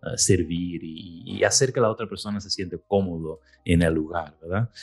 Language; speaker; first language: Spanish; non-native, fluent; Dutch